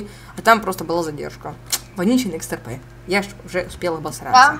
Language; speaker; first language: Russian; native; Russian